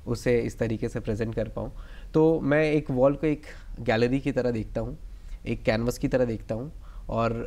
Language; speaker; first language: Hindi; native; Hindi